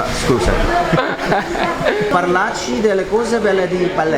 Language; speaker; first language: Italian; non-native, learner; Korean